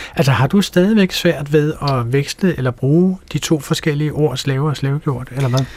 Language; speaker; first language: Danish; native; Danish